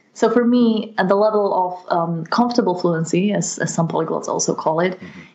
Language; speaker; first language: English; non-native, fluent; Slovak